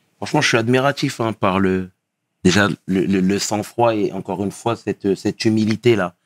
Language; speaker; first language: French; early bilingual, other home language; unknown